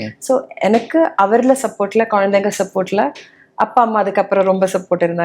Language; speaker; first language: Tamil; non-native, learner; Malayalam